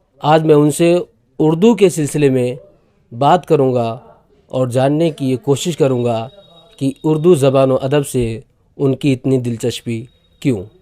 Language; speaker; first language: Urdu; native; Urdu